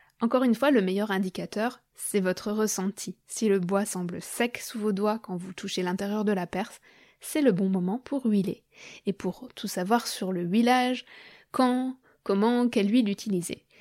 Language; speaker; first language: French; native; French